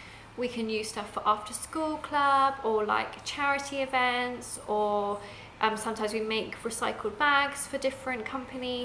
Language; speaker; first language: English; native; English